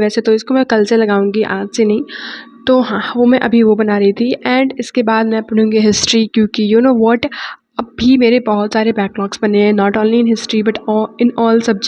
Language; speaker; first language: Hindi; native; Hindi